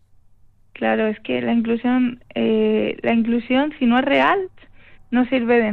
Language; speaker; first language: Spanish; native; Spanish